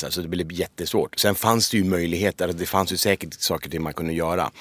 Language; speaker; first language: Swedish; early bilingual, other home language; Persian